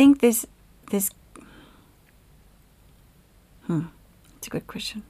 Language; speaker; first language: English; non-native, fluent; German